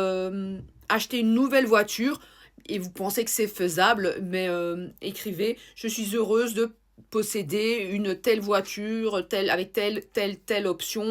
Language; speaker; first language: French; native; French